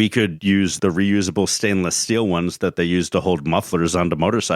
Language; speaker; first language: English; native; English